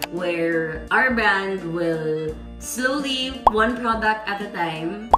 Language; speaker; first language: English; non-native, local second language; Filipino